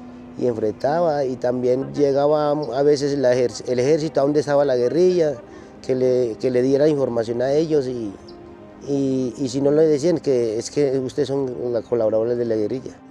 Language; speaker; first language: Spanish; non-native, local second language; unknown